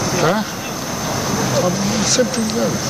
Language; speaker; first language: Latvian; non-native, local second language; Russian